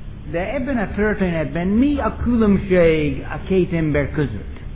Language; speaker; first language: Hungarian; non-native, fluent; English